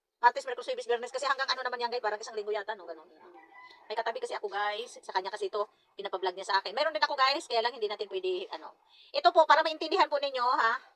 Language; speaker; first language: Filipino; non-native, local second language; Cebuano